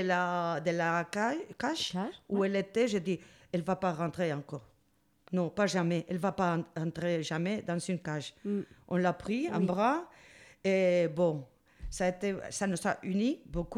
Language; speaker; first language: French; non-native, learner; Spanish